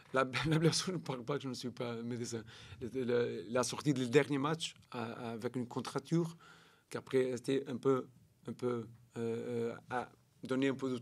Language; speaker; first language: French; non-native, learner; Portuguese